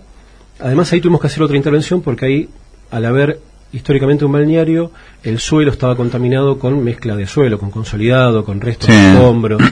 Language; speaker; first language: Spanish; native; Spanish